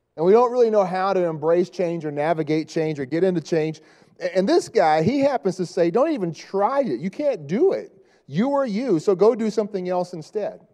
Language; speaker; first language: English; native; English